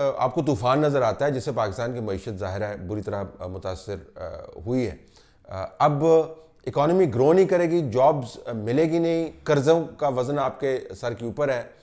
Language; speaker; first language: Urdu; native; Urdu